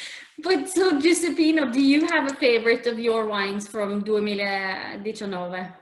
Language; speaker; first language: English; non-native, fluent; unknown